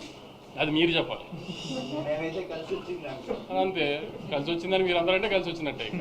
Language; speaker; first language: Telugu; native; Telugu